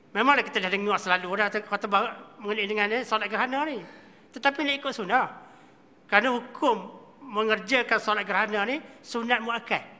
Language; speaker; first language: Malay; native; Malay